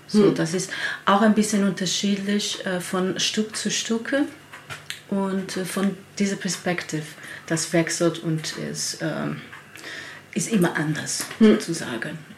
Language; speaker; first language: German; non-native, learner; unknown